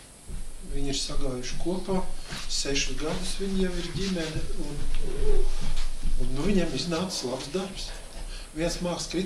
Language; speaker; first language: Latvian; native; Latvian